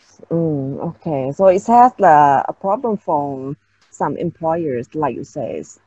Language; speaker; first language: English; non-native, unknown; Thai